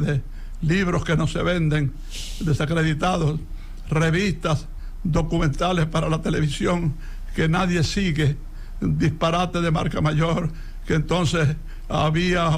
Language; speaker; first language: Spanish; native; Spanish